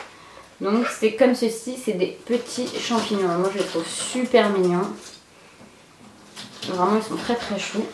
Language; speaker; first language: French; native; French